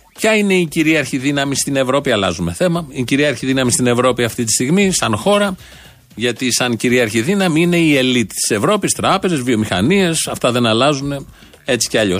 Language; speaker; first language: Greek; native; Greek